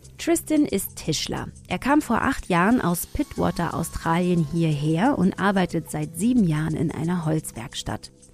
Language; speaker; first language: German; early bilingual, other home language; Tigrinya